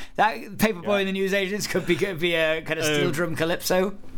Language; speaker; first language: English; native; English